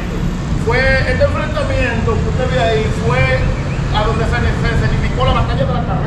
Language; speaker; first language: Spanish; native; Spanish